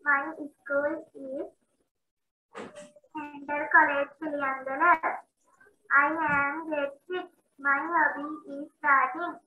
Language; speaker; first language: English; non-native, learner; Sinhala